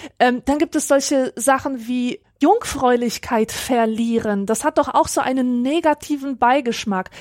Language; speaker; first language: German; early bilingual, other home language; Polish